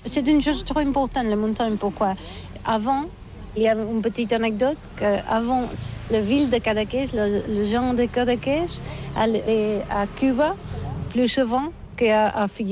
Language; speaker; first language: French; non-native, learner; Catalan